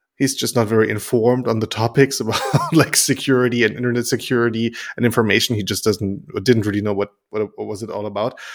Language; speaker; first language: English; non-native, fluent; German